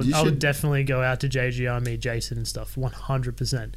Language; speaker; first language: English; native; English